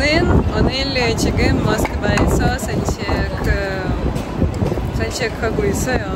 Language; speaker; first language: Korean; non-native, learner; Russian